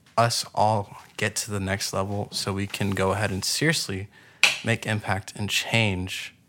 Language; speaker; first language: English; early bilingual, other home language; Spanish